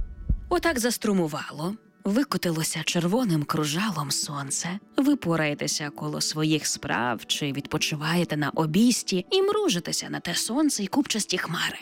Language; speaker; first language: Ukrainian; native; Ukrainian